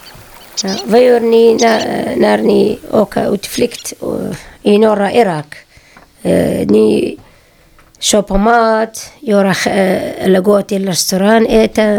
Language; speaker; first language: Swedish; non-native, learner; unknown